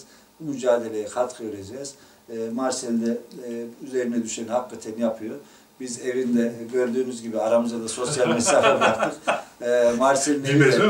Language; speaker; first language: Turkish; native; Turkish